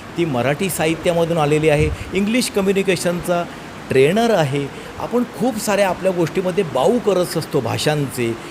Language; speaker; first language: Marathi; native; Marathi